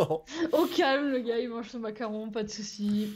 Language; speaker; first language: French; native; French